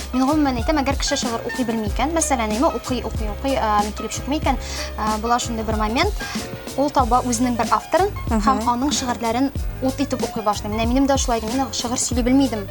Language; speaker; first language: Tatar; native; Tatar